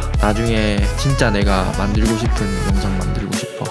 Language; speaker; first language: Korean; native; Korean